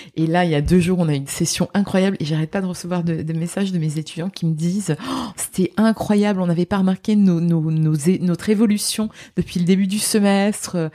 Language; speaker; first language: French; native; French